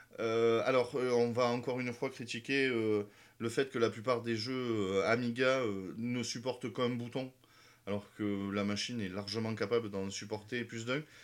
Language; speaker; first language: French; native; French